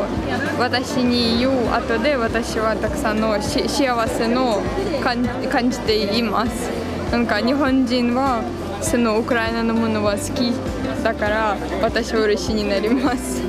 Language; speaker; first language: Japanese; non-native, learner; Ukrainian